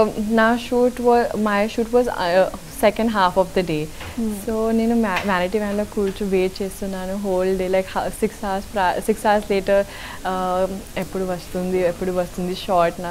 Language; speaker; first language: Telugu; non-native, local second language; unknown